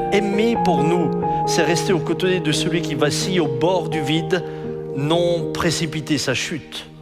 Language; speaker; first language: French; native; French